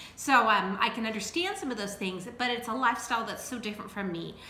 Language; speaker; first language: English; native; English